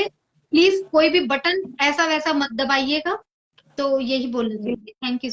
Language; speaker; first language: Hindi; native; Hindi